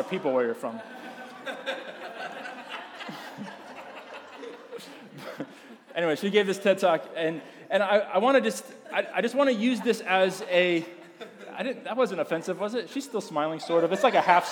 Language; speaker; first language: English; native; English